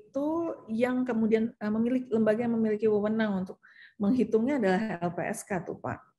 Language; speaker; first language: Indonesian; native; Indonesian